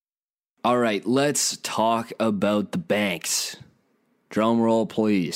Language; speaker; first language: English; native; English